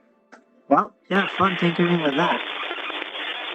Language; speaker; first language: English; native; English